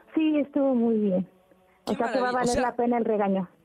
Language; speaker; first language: Spanish; non-native, fluent; Turkish